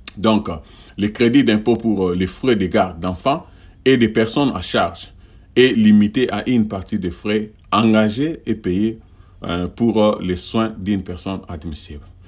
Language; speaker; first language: French; non-native, local second language; Lingala